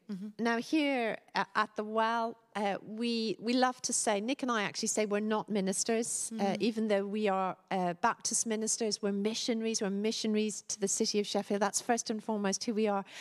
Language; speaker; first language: English; native; English